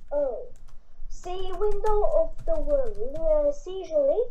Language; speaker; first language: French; non-native, learner; Chinese